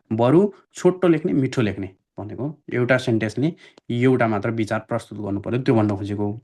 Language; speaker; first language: Nepali; native; Nepali